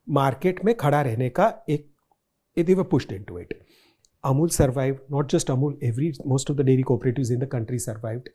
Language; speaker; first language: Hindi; non-native, local second language; Gujarati